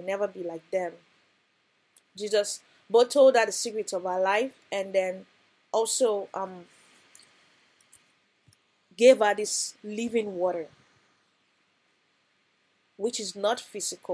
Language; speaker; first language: English; non-native, local second language; Yoruba